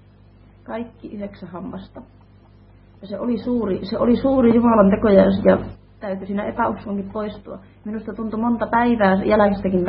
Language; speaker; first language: Finnish; native; Finnish